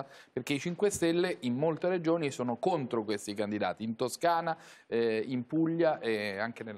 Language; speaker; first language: Italian; native; Italian